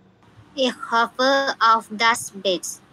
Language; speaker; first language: German; non-native, learner; Malay